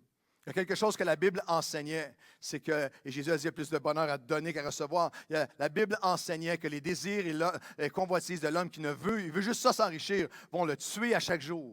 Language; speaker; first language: French; native; French